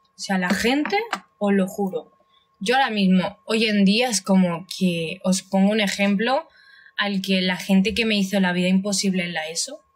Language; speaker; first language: Spanish; early bilingual, other home language; Russian